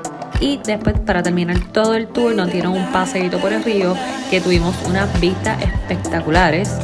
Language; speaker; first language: Spanish; native; Spanish